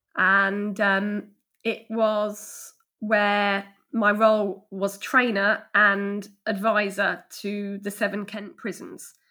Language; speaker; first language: English; native; English